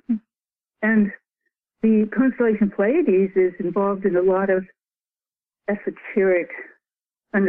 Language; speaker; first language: English; native; English